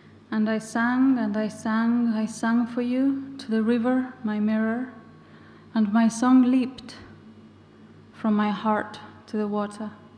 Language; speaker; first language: English; non-native, fluent; Basque